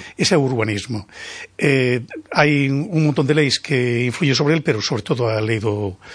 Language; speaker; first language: Galician; native; Galician